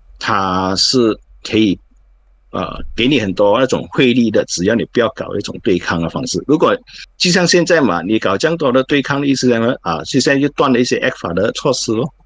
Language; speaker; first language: Chinese; native; Chinese